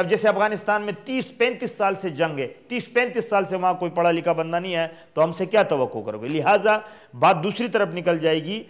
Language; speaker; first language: Urdu; non-native, local second language; Pashto